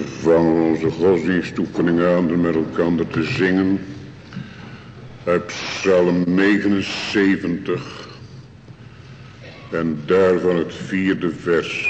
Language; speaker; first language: Dutch; native; Dutch